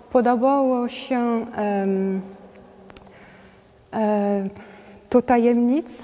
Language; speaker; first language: Polish; non-native, learner; French